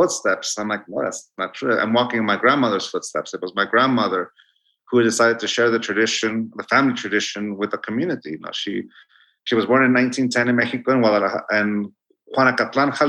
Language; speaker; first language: English; non-native, fluent; Spanish